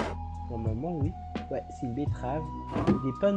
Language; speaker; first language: French; native; French